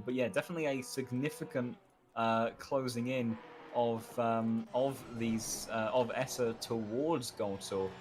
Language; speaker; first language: English; native; English